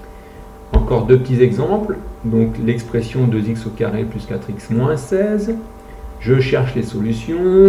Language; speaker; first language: French; native; French